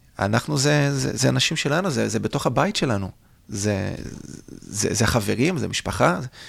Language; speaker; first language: Hebrew; non-native, fluent; Portuguese